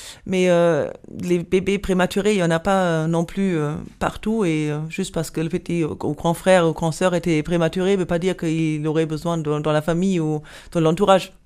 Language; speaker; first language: French; non-native, fluent; German